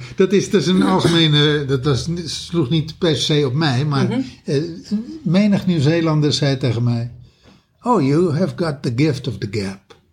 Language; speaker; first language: Dutch; early bilingual, other home language; German